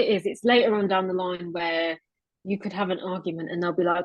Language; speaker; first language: English; native; English